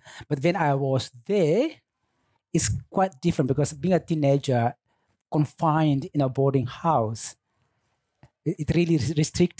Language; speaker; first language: English; non-native, fluent; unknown